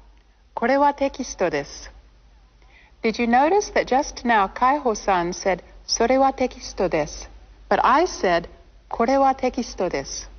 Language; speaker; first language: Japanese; non-native, fluent; English